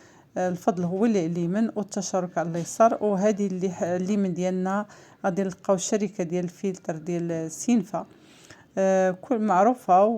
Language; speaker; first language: Arabic; native; Arabic